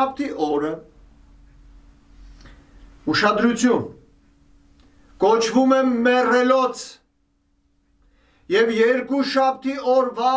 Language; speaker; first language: Armenian; native; Armenian